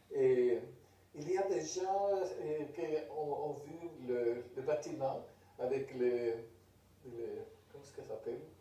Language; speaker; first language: French; non-native, fluent; Spanish